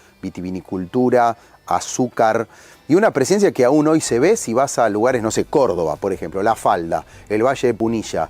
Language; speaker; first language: Spanish; native; Spanish